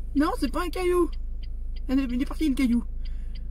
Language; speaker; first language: French; native; French